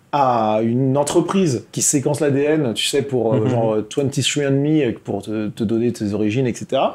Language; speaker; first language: French; native; French